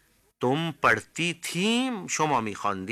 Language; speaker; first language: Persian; non-native, fluent; Urdu